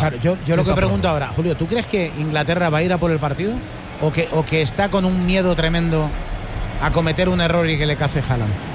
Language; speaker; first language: Spanish; native; Spanish